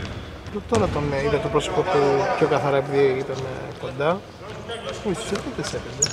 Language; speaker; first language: Greek; native; Greek